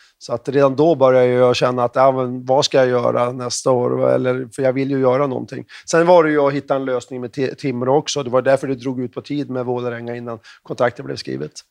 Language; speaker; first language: Swedish; native; Swedish